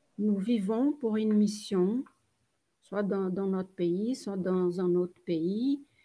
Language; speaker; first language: French; non-native, fluent; Portuguese